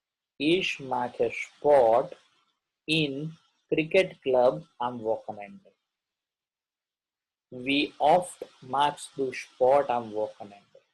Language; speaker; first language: German; non-native, learner; Gujarati